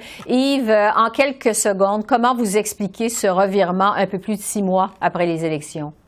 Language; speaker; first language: French; native; French